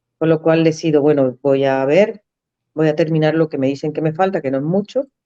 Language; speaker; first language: Spanish; native; Spanish